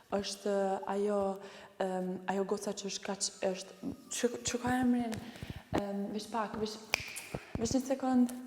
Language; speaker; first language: Albanian; early bilingual, heritage; Albanian